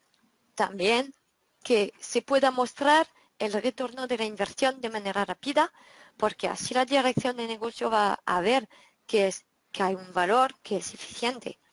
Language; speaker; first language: Spanish; non-native, fluent; French